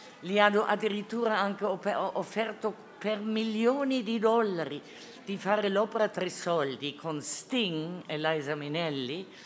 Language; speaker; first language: Italian; non-native, fluent; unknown